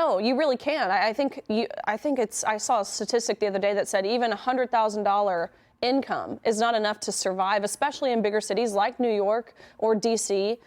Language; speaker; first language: English; native; English